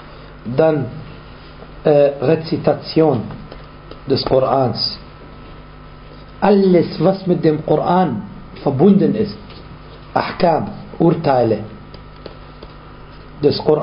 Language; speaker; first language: German; non-native, fluent; Arabic